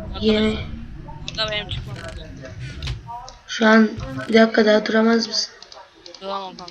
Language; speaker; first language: Turkish; native; Turkish